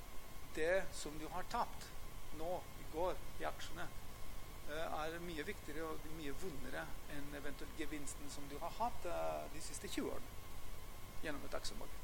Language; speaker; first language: Norwegian; non-native, fluent; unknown